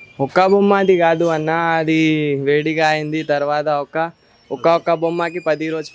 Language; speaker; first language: Telugu; non-native, local second language; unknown